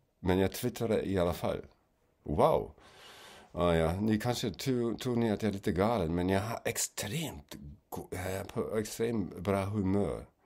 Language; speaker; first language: Swedish; non-native, fluent; German